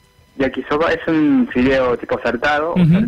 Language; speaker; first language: Spanish; non-native, fluent; Japanese